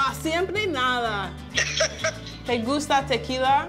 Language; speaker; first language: Spanish; non-native, learner; English